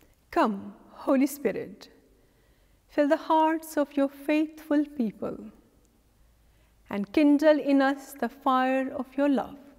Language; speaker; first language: English; non-native, local second language; Punjabi